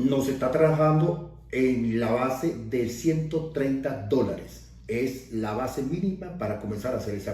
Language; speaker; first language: Spanish; native; Spanish